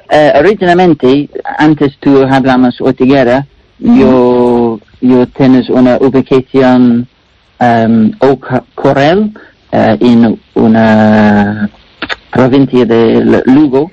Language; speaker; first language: Spanish; non-native, learner; English